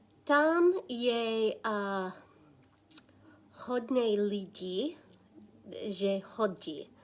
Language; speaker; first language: Czech; non-native, learner; English